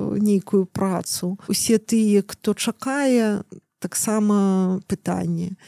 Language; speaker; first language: Belarusian; non-native, local second language; Russian